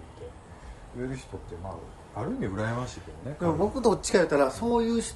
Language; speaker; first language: Japanese; native; Japanese